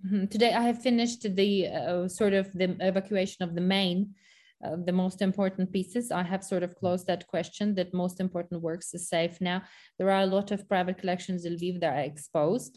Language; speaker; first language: English; non-native, fluent; Ukrainian